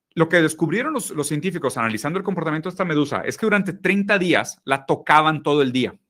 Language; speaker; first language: Spanish; early bilingual, other home language; Portuguese